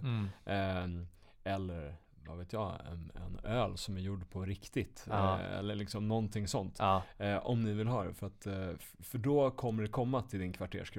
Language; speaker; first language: Swedish; native; Swedish